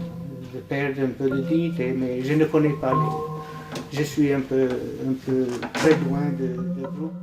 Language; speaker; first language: French; non-native, fluent; Albanian